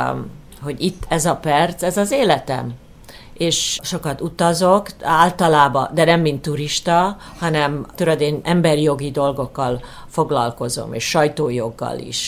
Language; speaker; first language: Hungarian; early bilingual, heritage; Hungarian